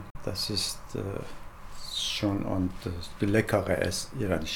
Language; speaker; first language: German; non-native, learner; Persian